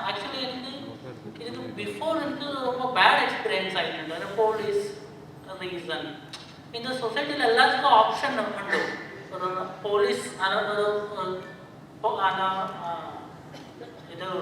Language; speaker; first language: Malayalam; non-native, learner; Kannada